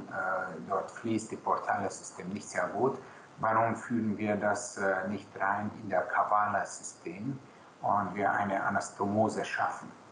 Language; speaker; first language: German; non-native, local second language; Hungarian